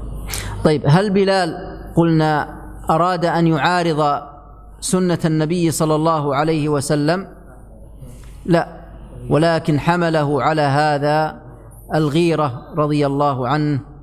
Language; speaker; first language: Arabic; native; Arabic